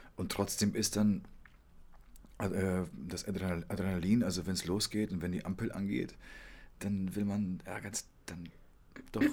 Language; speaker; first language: German; early bilingual, other home language; Polish